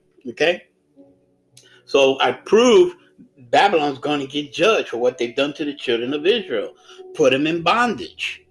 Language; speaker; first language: English; native; English